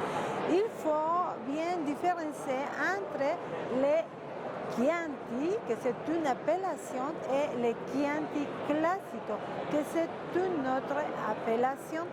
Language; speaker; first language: French; non-native, fluent; Spanish